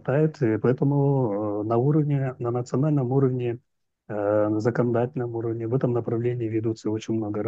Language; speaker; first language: Russian; non-native, local second language; Uzbek